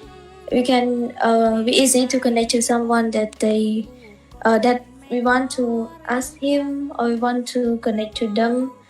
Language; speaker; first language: English; non-native, learner; Khmer